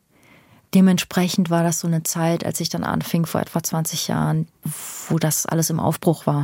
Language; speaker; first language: German; early bilingual, other home language; Persian